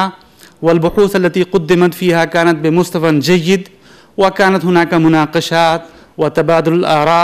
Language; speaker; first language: Arabic; non-native, fluent; Urdu